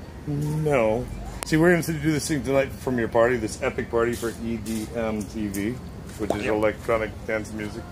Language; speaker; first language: English; native; English